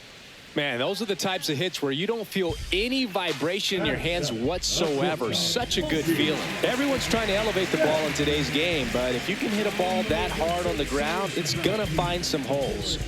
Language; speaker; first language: English; native; English